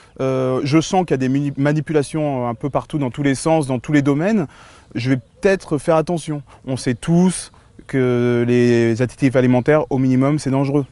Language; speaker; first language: French; native; French